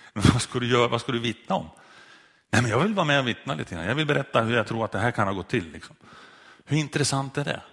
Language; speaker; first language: Swedish; native; Swedish